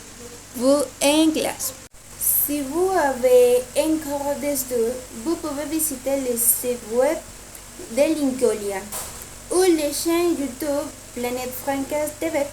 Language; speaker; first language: French; non-native, learner; Spanish